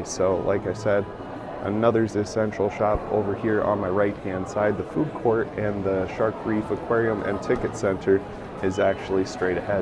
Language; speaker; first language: English; native; English